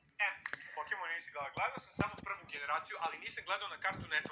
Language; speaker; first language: Bosnian; native; Bosnian